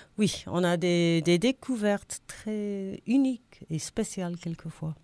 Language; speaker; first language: French; non-native, fluent; English